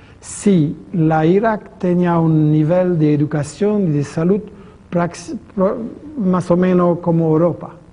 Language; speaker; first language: Spanish; non-native, fluent; French